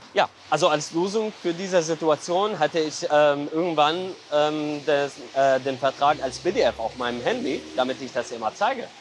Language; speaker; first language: German; non-native, fluent; Arabic